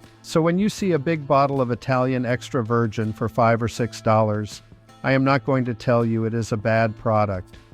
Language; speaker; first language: English; non-native, fluent; Italian